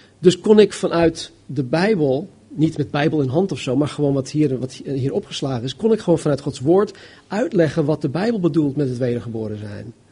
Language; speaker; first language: Dutch; non-native, fluent; English